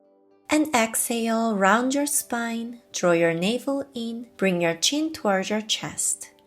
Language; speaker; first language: English; non-native, fluent; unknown